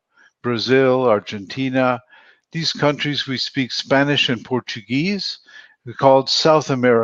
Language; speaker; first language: English; non-native, fluent; Spanish